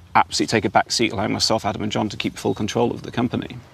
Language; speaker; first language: English; native; English